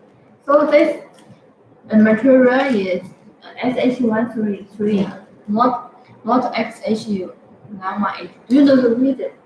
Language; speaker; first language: English; non-native, fluent; Chinese